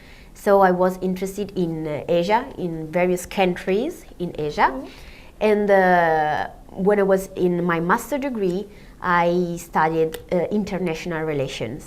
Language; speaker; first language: English; non-native, fluent; Italian